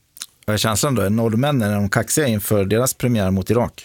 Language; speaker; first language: Swedish; native; Swedish